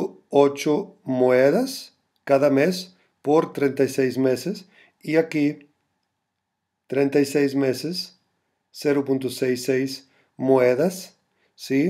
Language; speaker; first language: Spanish; non-native, fluent; German